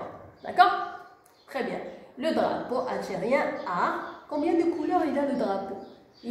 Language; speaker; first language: French; non-native, local second language; Arabic